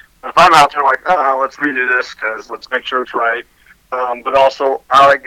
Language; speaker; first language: English; native; English